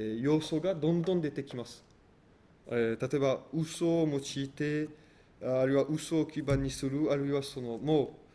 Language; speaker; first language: Japanese; non-native, fluent; French